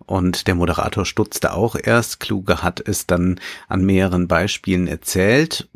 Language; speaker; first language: German; native; German